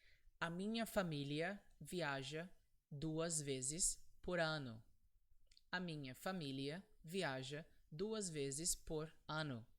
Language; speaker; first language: Portuguese; non-native, fluent; English